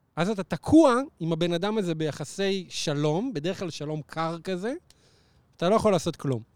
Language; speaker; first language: Hebrew; native; Hebrew